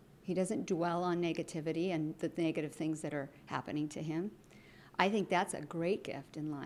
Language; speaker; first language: English; native; English